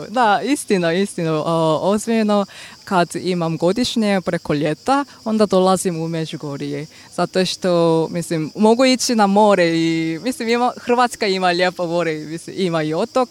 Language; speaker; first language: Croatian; non-native, learner; Korean